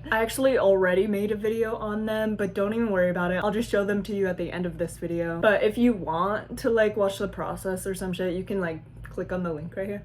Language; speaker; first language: English; native; English